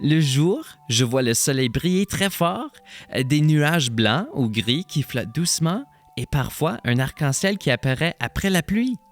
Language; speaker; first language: French; native; French